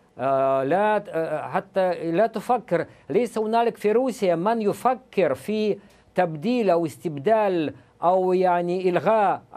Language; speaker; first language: Arabic; non-native, fluent; Russian